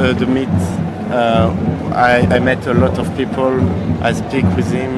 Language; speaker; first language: English; non-native, learner; French